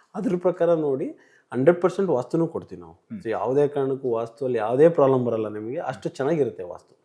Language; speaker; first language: Kannada; native; Kannada